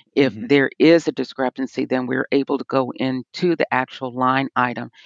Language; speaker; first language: English; native; English